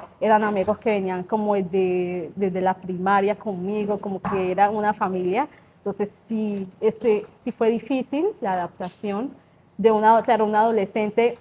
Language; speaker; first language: Spanish; native; Spanish